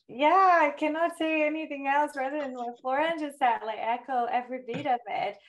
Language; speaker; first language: English; non-native, fluent; Portuguese